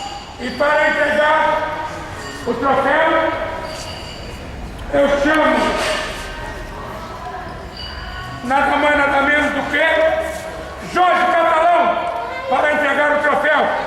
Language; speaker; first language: Portuguese; native; Portuguese